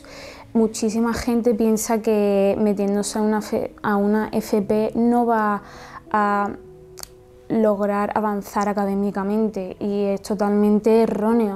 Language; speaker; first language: Spanish; early bilingual, other home language; Arabic